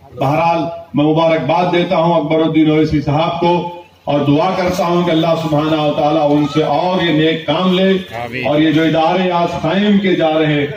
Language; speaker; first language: Urdu; native; Urdu